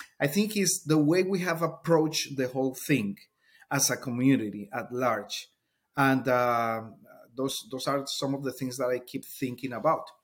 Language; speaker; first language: English; non-native, fluent; Spanish